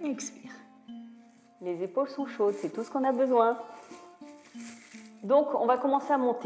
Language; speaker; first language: French; native; French